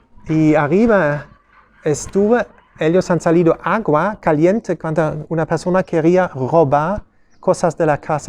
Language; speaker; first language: Spanish; non-native, learner; German